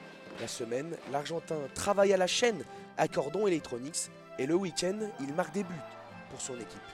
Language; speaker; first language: French; native; French